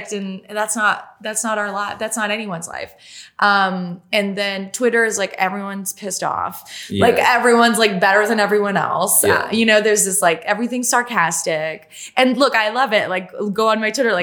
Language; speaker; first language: English; non-native, fluent; French